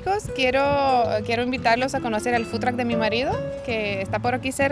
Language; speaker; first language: Spanish; non-native, fluent; Lithuanian